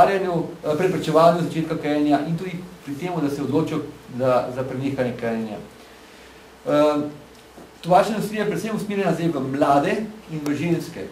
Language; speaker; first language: Slovenian; native; Slovenian